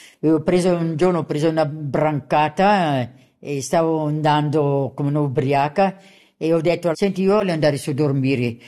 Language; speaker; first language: Italian; non-native, local second language; German